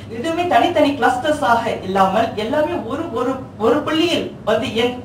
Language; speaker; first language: Tamil; early bilingual, heritage; Tamil